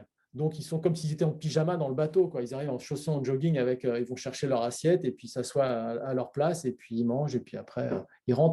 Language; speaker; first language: French; native; French